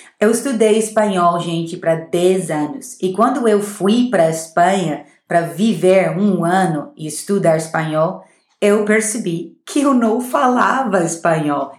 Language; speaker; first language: Portuguese; non-native, fluent; English